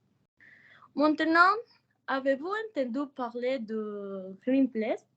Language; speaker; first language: French; non-native, learner; Spanish